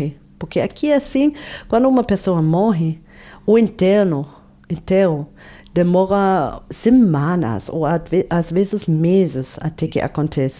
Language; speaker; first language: Portuguese; non-native, fluent; German